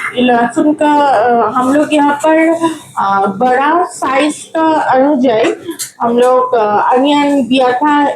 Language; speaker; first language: Hindi; non-native, local second language; Bangla